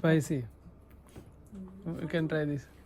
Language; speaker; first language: English; non-native, local second language; Telugu